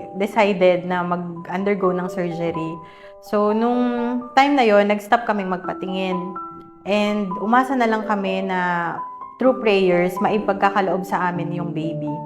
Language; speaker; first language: Filipino; native; Filipino